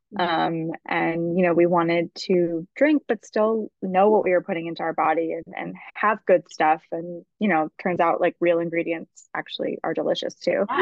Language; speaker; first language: English; native; English